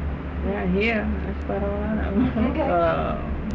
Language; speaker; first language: English; native; English